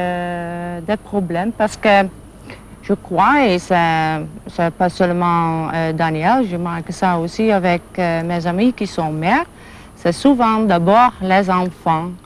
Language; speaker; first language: French; non-native, fluent; German